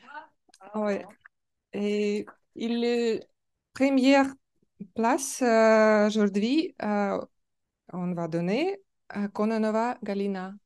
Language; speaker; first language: French; non-native, learner; Russian